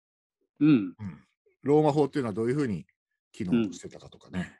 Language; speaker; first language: Japanese; native; Japanese